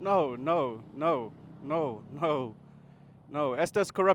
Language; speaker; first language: Spanish; non-native, learner; English